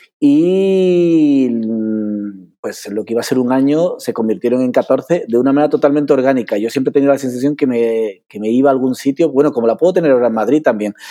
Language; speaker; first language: Spanish; native; Spanish